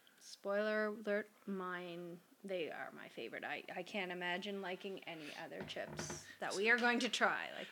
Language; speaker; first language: English; native; English